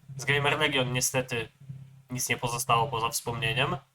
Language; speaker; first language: Polish; native; Polish